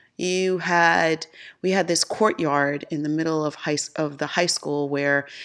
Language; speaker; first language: English; native; English